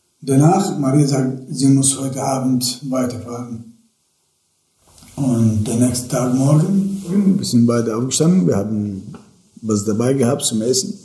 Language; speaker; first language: German; non-native, fluent; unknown